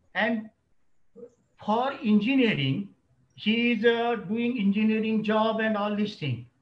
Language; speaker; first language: English; non-native, local second language; Marathi